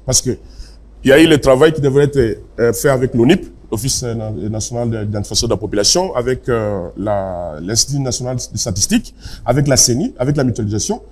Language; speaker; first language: French; non-native, local second language; Lingala